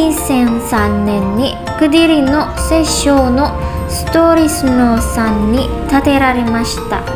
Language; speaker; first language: Japanese; non-native, learner; Indonesian